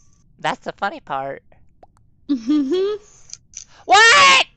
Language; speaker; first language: English; native; English